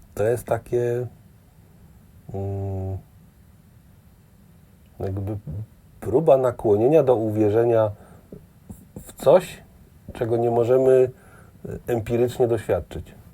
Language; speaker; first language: Polish; native; Polish